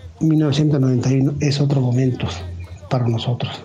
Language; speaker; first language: Spanish; non-native, local second language; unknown